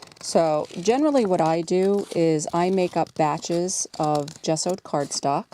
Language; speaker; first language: English; native; English